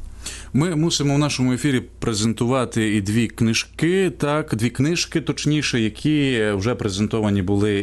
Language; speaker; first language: Ukrainian; native; Ukrainian